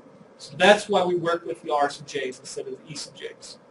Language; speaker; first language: English; native; English